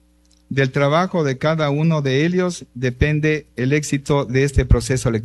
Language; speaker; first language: Spanish; native; Spanish